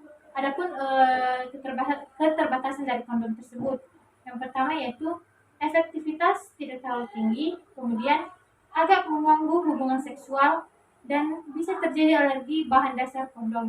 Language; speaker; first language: Indonesian; native; Indonesian